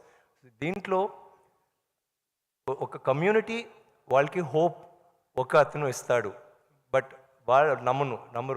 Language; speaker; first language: Telugu; non-native, local second language; Tamil